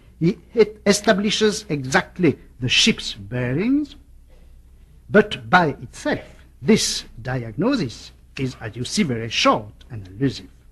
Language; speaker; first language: English; non-native, fluent; French